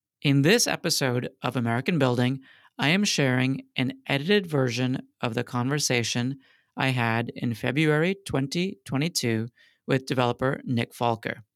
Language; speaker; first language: English; native; English